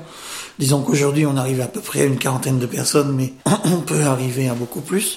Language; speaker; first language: French; native; French